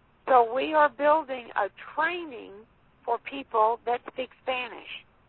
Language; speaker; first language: English; native; English